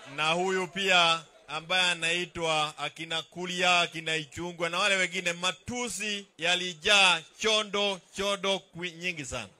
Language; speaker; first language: Swahili; non-native, local second language; Kikuyu